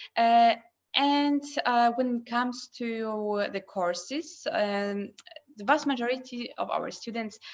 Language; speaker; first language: English; non-native, fluent; Polish